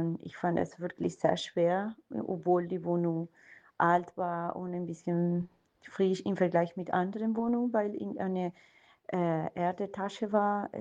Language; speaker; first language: German; non-native, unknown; Spanish